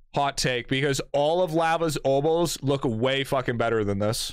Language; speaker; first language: English; native; English